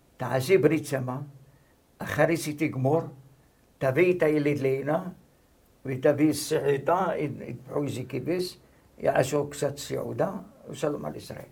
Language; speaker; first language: Hebrew; non-native, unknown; Arabic